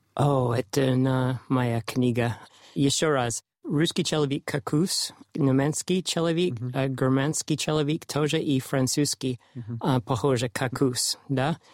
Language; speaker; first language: Russian; non-native, learner; English